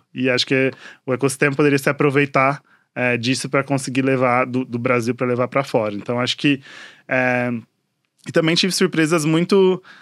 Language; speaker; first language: Portuguese; native; Portuguese